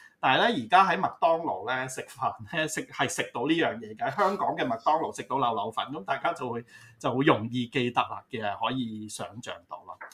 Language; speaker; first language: Cantonese; native; Cantonese